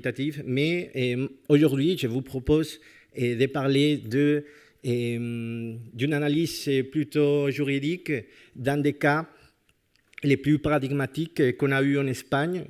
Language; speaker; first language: French; non-native, fluent; Spanish